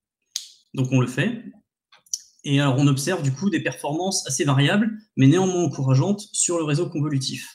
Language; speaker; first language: French; native; French